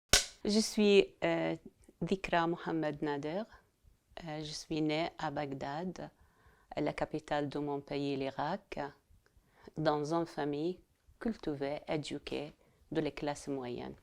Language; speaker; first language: French; non-native, fluent; Arabic